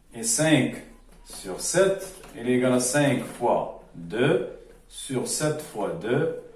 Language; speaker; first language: French; non-native, local second language; Arabic